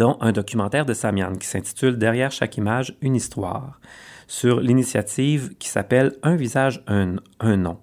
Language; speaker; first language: French; native; French